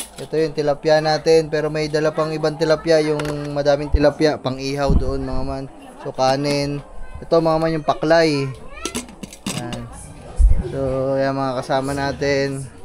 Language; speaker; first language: Filipino; non-native, local second language; Cebuano